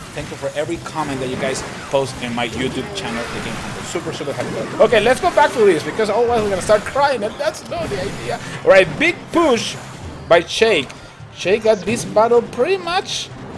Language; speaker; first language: English; non-native, fluent; Spanish